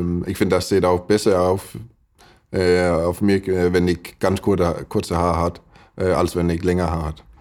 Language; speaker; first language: German; non-native, fluent; Danish